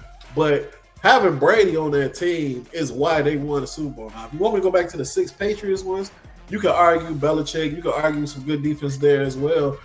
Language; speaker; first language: English; native; English